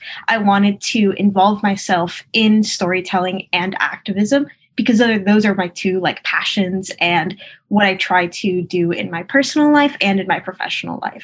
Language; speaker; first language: English; early bilingual, other home language; Spanish